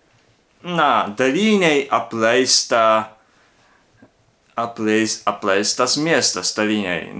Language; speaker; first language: Lithuanian; non-native, learner; Japanese